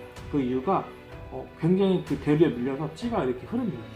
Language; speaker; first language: Korean; native; Korean